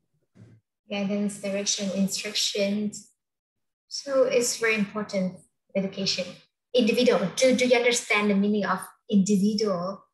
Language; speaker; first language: English; non-native, fluent; Vietnamese